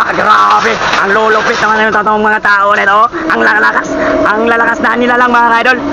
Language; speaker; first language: Filipino; non-native, local second language; Cebuano